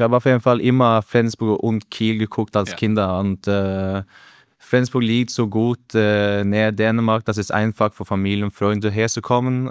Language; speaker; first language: German; non-native, learner; Norwegian